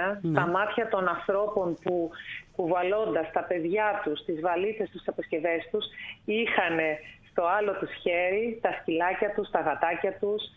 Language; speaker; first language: Greek; native; Greek